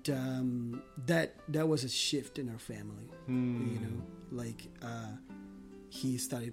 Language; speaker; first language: English; non-native, fluent; Spanish